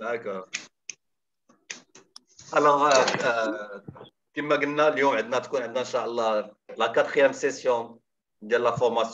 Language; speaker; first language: French; non-native, local second language; Arabic